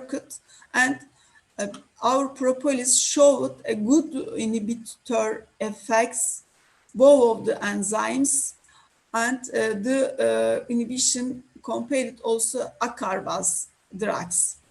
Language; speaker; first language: English; non-native, learner; Turkish